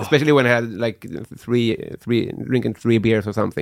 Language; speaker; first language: English; non-native, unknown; Swedish